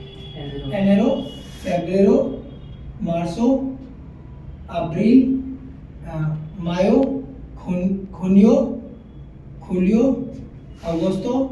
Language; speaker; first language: Spanish; non-native, learner; Hindi